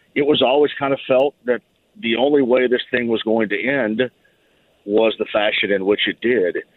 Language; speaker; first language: English; native; English